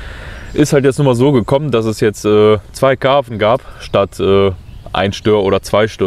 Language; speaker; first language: German; native; German